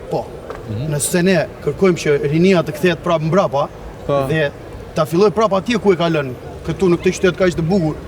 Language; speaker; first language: Albanian; native; Albanian